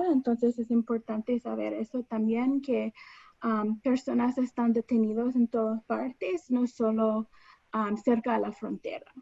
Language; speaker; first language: Spanish; non-native, fluent; English